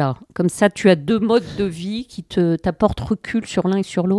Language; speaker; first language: French; native; French